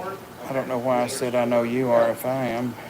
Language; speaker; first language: English; native; English